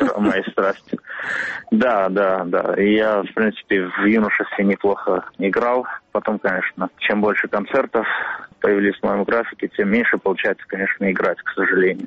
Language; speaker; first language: Russian; non-native, local second language; Armenian